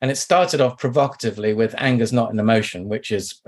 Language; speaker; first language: English; native; English